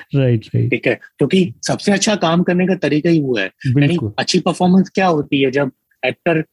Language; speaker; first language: Hindi; native; Hindi